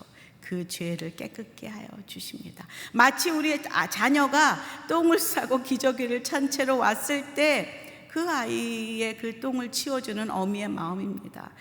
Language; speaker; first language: Korean; native; Korean